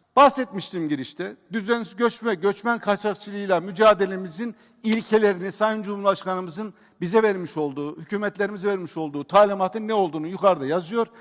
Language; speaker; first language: Turkish; native; Turkish